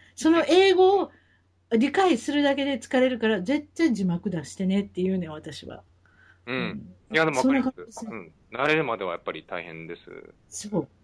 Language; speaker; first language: Japanese; native; Japanese